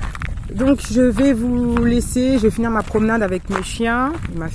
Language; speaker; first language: French; native; French